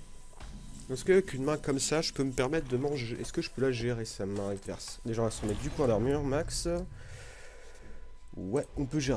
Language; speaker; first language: French; native; French